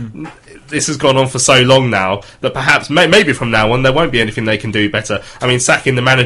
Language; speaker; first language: English; native; English